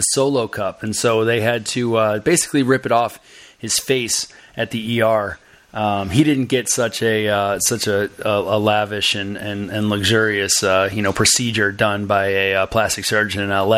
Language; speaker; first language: English; native; English